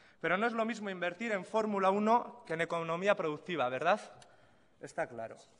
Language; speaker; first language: Spanish; native; Spanish